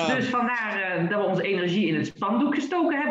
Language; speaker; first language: Dutch; native; Dutch